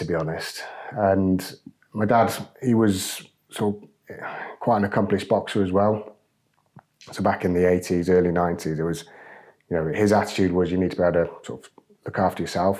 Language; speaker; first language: English; native; English